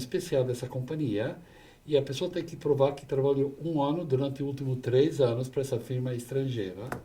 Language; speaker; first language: Portuguese; non-native, fluent; English